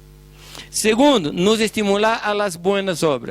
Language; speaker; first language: Spanish; non-native, fluent; Portuguese